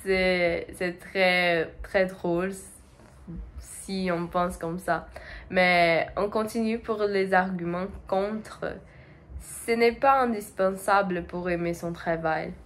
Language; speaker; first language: French; non-native, learner; Portuguese